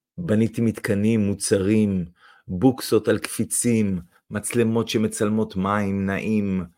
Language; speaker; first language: Hebrew; non-native, fluent; Russian